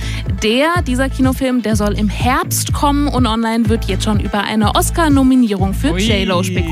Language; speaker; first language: German; native; German